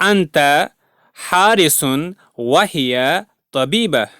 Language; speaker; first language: Arabic; non-native, fluent; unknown